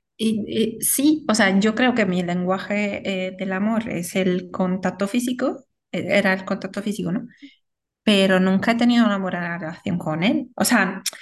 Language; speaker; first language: Spanish; non-native, fluent; Italian